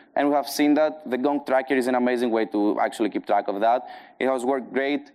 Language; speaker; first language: English; non-native, fluent; Greek